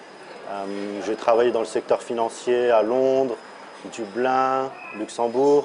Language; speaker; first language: French; early bilingual, other home language; Arabic